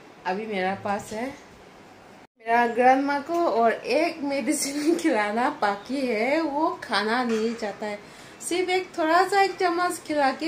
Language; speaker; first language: Hindi; non-native, local second language; Bangla